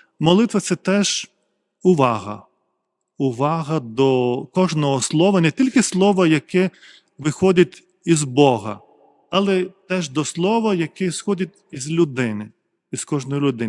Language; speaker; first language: Ukrainian; non-native, fluent; Lithuanian